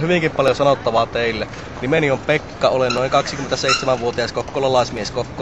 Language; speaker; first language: Finnish; native; Finnish